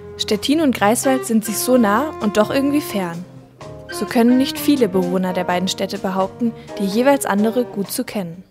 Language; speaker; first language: German; native; German